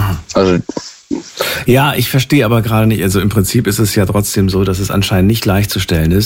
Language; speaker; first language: German; native; German